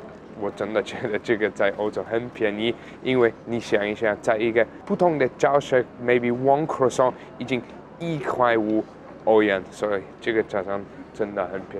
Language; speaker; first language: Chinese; non-native, learner; German